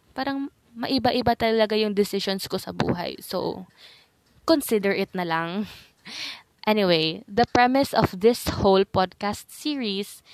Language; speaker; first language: Filipino; non-native, fluent; Cebuano